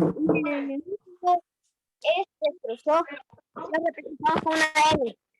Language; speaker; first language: Spanish; native; Spanish